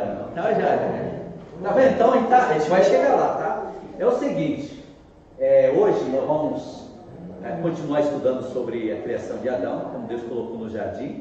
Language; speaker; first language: Portuguese; native; Portuguese